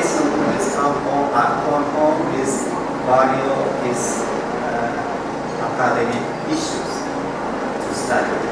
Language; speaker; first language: English; non-native, learner; Japanese